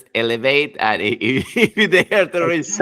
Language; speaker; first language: English; non-native, fluent; Spanish